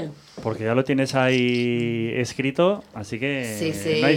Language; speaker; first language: Spanish; native; Spanish